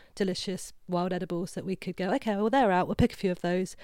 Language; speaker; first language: English; native; English